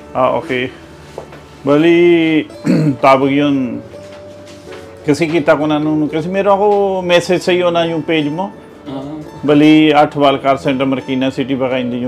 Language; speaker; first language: Filipino; non-native, learner; Punjabi